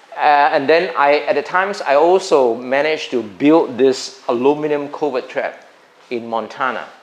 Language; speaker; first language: English; non-native, local second language; Min Nan Chinese